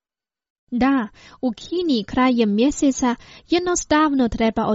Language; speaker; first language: Croatian; non-native, fluent; Chinese